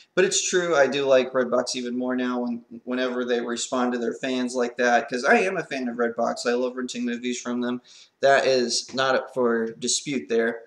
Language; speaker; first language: English; native; English